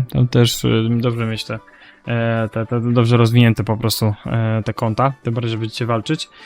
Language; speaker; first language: Polish; native; Polish